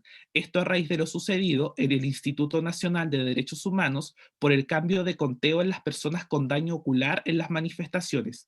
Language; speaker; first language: Spanish; native; Spanish